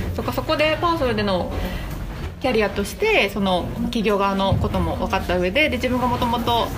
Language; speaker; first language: Japanese; native; Japanese